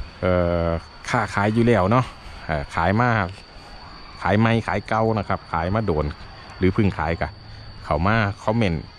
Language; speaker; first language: Thai; non-native, local second language; Lao